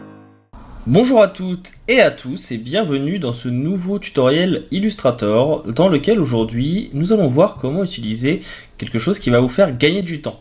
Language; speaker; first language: French; native; French